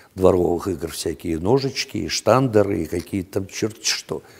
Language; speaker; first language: Russian; native; Russian